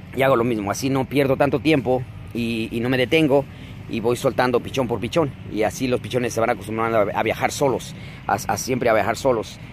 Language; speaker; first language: Spanish; native; Spanish